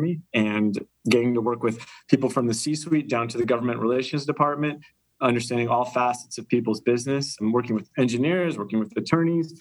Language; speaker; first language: English; native; English